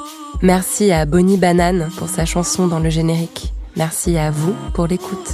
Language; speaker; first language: French; native; French